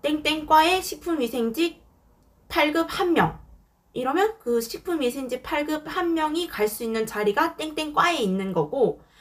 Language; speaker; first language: Korean; native; Korean